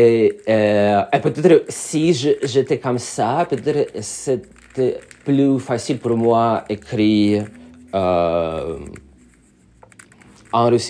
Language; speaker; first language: French; non-native, learner; Russian